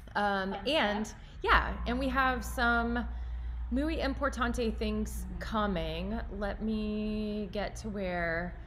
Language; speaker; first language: English; native; English